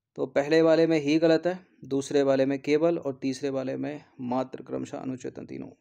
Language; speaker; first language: Hindi; native; Hindi